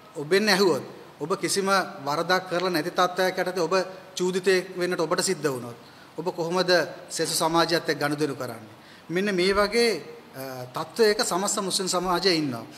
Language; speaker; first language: Sinhala; non-native, local second language; Tamil